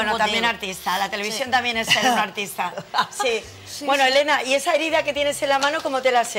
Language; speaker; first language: Spanish; native; Spanish